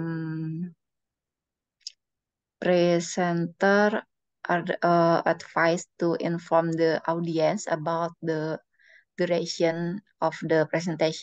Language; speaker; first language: English; non-native, learner; Indonesian